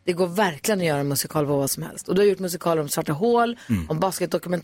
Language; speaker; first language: Swedish; native; Swedish